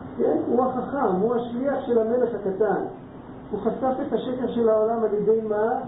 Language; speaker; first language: Hebrew; non-native, fluent; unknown